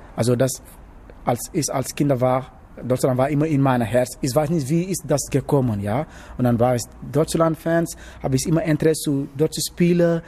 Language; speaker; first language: German; non-native, learner; Wolof